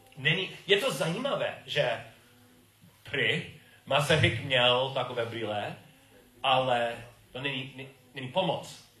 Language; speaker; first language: Czech; non-native, learner; English